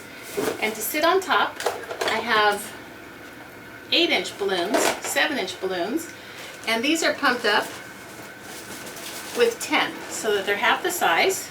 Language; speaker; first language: English; native; English